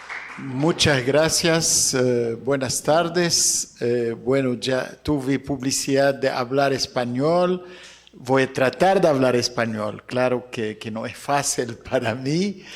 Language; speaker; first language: Spanish; non-native, fluent; Arabic